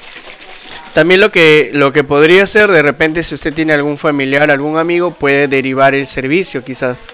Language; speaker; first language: Spanish; native; Spanish